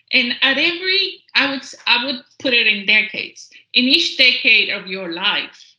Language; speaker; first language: English; early bilingual, other home language; Spanish